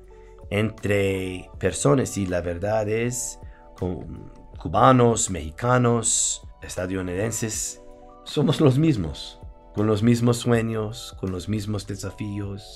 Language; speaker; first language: Spanish; non-native, fluent; English